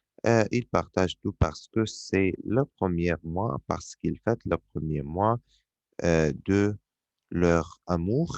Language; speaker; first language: French; non-native, fluent; Arabic